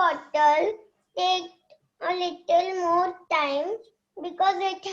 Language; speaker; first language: English; non-native, learner; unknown